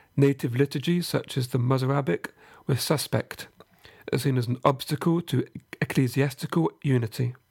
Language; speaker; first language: English; native; English